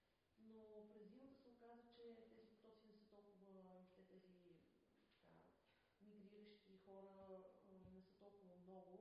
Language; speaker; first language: Bulgarian; native; Bulgarian